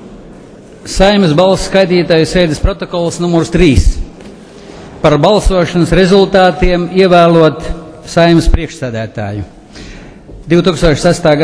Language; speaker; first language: Latvian; native; Latvian